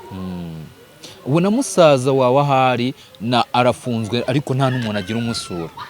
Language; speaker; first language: Kinyarwanda; native; Kinyarwanda